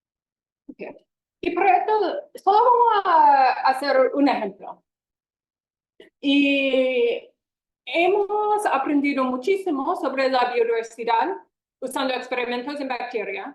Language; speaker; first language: Spanish; non-native, fluent; English